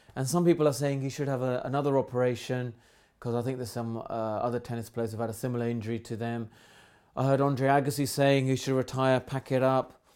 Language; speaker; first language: English; native; English